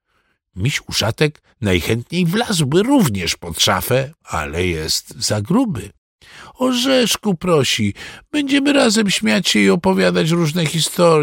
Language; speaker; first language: Polish; native; Polish